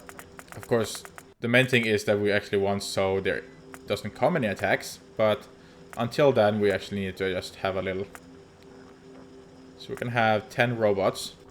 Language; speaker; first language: English; non-native, fluent; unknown